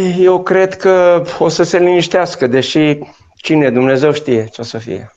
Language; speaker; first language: Romanian; non-native, local second language; Ukrainian